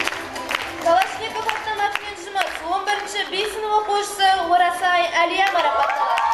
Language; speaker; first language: Kazakh; native; Kazakh